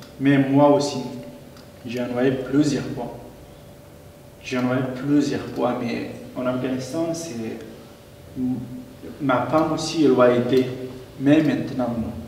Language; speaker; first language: French; non-native, learner; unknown